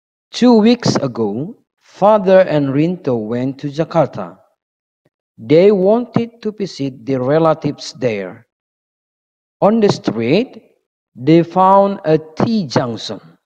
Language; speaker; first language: English; non-native, fluent; Indonesian